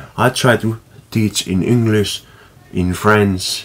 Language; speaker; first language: English; non-native, fluent; Finnish